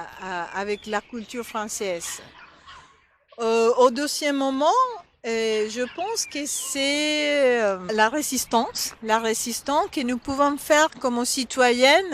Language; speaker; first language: French; non-native, fluent; Spanish